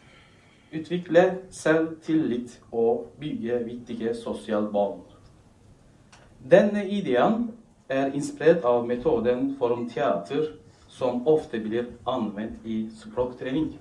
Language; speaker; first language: Norwegian; non-native, fluent; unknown